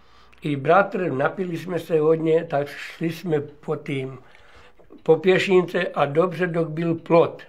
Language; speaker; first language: Czech; early bilingual, heritage; Czech